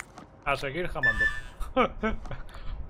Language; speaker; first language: Spanish; native; Spanish